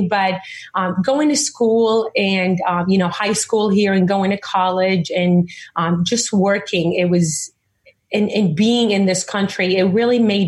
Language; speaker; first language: English; early bilingual, other home language; Arabic